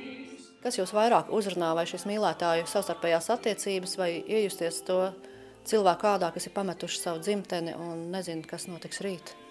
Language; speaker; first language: Latvian; native; Latvian